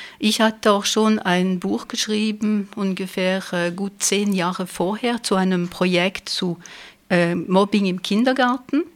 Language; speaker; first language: German; non-native, fluent; French